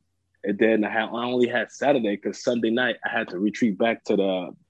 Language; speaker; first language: English; early bilingual, other home language; French